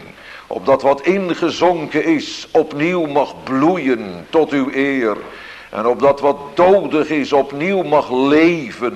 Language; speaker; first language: Dutch; native; Dutch